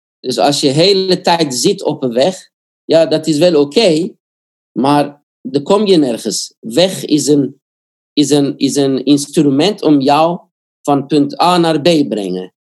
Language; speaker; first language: Dutch; non-native, fluent; Korean